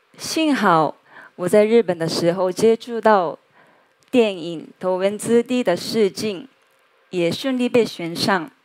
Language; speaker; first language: Chinese; non-native, fluent; Japanese